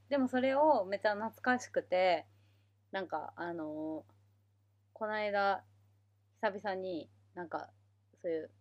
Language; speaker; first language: Japanese; native; Japanese